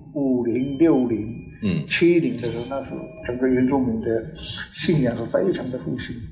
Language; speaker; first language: Chinese; non-native, local second language; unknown